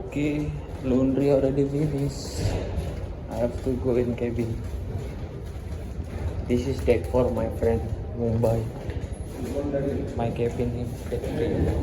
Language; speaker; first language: English; non-native, learner; Indonesian